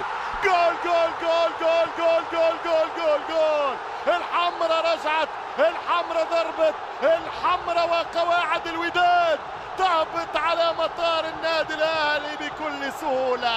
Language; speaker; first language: Arabic; native; Arabic